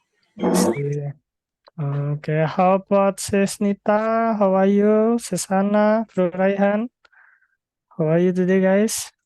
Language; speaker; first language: English; non-native, fluent; Indonesian